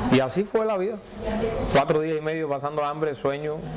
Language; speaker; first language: Spanish; native; Spanish